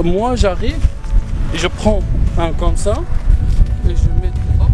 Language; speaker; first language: French; non-native, learner; Arabic